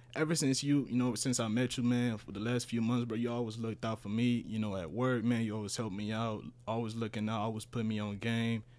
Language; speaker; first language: English; early bilingual, other home language; Spanish